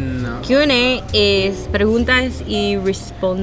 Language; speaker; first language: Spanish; non-native, learner; English